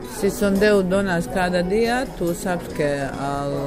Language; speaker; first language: Catalan; non-native, fluent; Bosnian